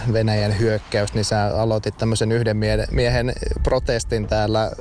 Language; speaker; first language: Finnish; native; Finnish